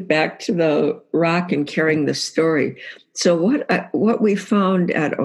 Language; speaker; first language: English; native; English